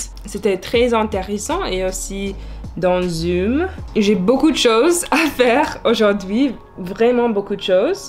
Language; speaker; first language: French; non-native, learner; English